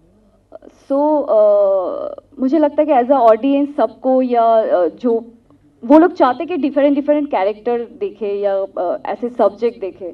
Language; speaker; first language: Hindi; non-native, local second language; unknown